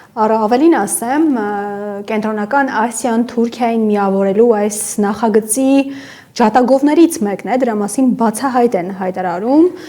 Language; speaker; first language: Armenian; native; Armenian